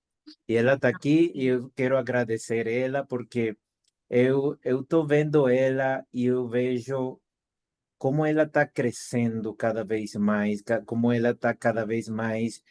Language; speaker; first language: Portuguese; non-native, fluent; Spanish